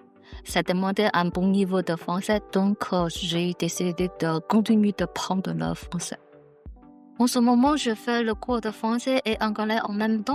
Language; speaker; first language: French; non-native, learner; Chinese